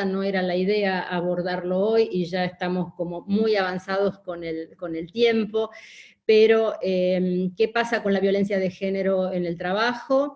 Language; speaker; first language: Spanish; native; Spanish